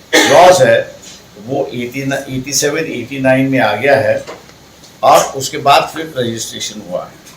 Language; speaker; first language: Hindi; non-native, local second language; Marathi